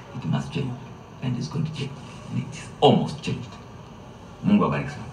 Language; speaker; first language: English; non-native, local second language; Swahili